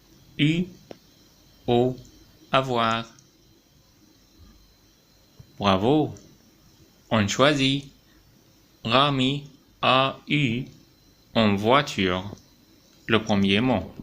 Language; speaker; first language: French; non-native, local second language; Arabic